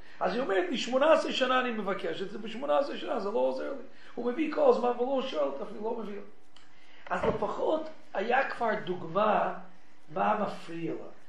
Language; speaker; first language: Hebrew; non-native, fluent; English